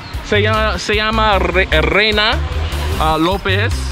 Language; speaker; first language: Spanish; non-native, learner; English